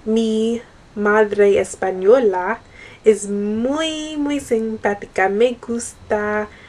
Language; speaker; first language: Spanish; non-native, learner; English